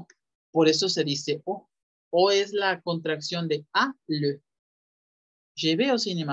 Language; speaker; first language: Spanish; native; Spanish